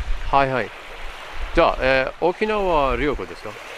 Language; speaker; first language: Japanese; non-native, learner; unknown